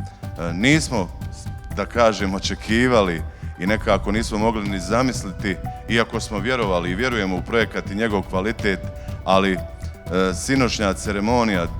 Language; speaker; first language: Bosnian; native; Bosnian